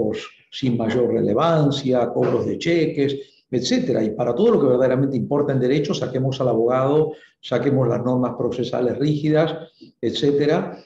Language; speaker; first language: Spanish; native; Spanish